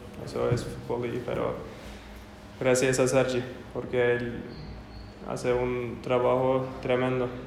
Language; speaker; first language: Spanish; non-native, learner; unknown